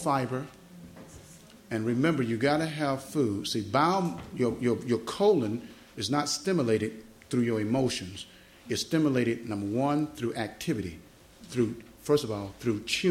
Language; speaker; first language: English; native; English